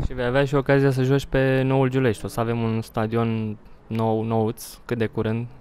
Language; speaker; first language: Romanian; native; Romanian